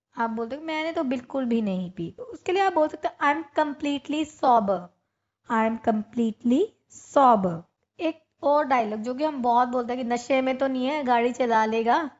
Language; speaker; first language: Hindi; non-native, local second language; Punjabi